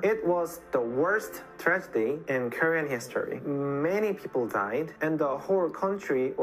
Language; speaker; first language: English; non-native, fluent; Korean